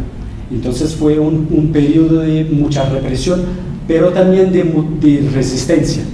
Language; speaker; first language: Spanish; non-native, fluent; Portuguese